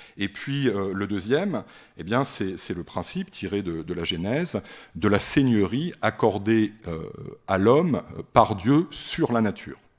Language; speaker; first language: French; native; French